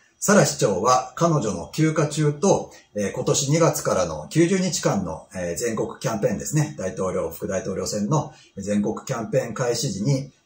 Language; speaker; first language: Japanese; native; Japanese